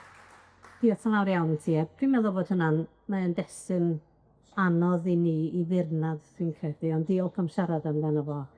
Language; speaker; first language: Welsh; native; Welsh